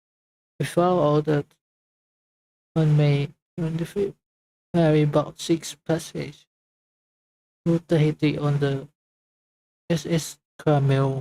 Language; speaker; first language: English; non-native, learner; Thai